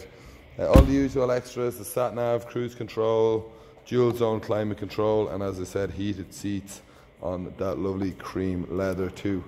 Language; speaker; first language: English; native; English